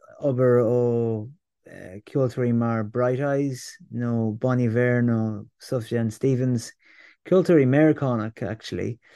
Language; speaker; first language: Irish; non-native, local second language; English